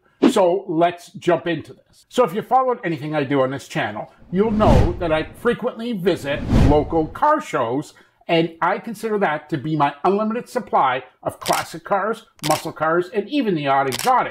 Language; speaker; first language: English; native; English